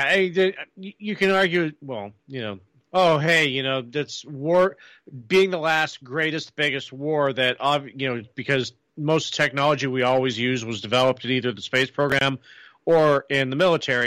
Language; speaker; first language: English; native; English